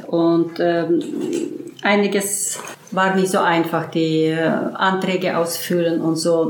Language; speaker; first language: German; early bilingual, heritage; German